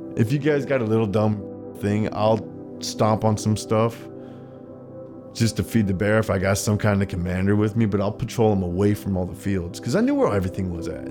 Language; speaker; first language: English; native; English